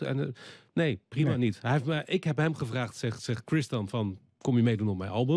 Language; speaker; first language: Dutch; native; Dutch